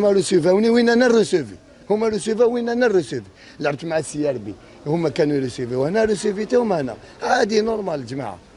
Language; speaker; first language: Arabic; native; Arabic